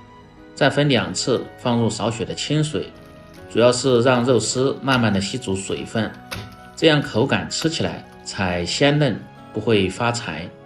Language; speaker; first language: Chinese; native; Chinese